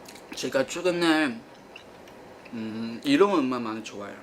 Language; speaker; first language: Korean; non-native, learner; Chinese